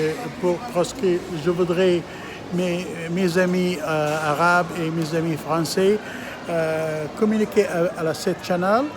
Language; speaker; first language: French; non-native, learner; Arabic